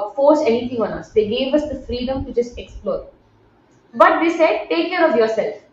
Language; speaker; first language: English; non-native, local second language; Tamil